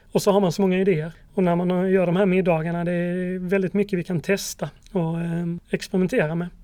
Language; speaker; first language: Swedish; native; Swedish